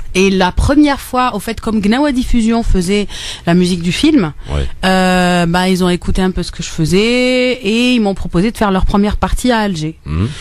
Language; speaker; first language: French; non-native, local second language; Arabic